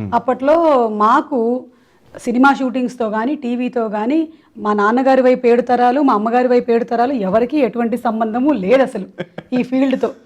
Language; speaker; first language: Telugu; non-native, local second language; Malayalam